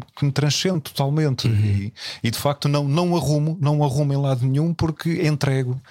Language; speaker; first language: Portuguese; native; Portuguese